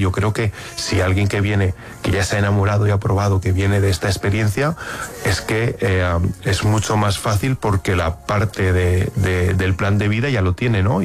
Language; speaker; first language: Spanish; native; Spanish